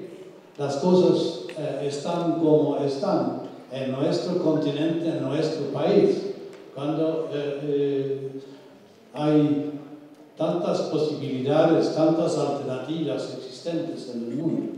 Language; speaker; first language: Spanish; non-native, fluent; Swedish